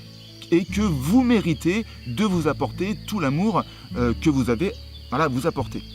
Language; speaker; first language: French; native; French